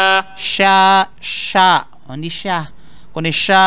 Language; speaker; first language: Arabic; non-native, fluent; Filipino